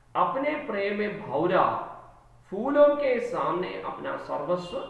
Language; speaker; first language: Hindi; non-native, local second language; Malayalam